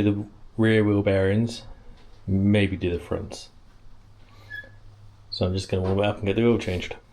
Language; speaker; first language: English; native; English